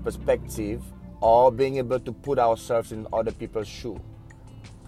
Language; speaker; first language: English; non-native, local second language; French